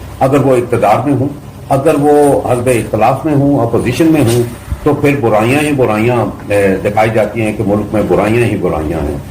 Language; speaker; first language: Urdu; non-native, local second language; Punjabi